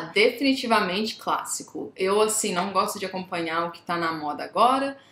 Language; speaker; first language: Portuguese; native; Portuguese